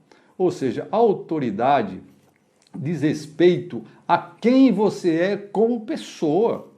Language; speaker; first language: Portuguese; native; Portuguese